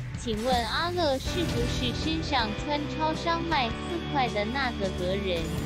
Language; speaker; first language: Chinese; native; Chinese